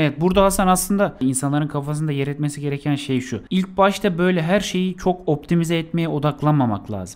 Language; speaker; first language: Turkish; native; Turkish